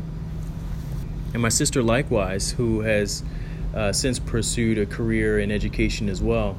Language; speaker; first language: English; native; English